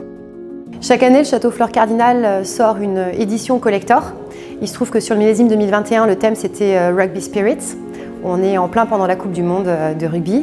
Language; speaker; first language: French; native; French